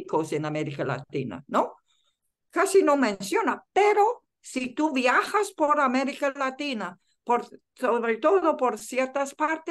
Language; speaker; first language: Spanish; non-native, fluent; Chinese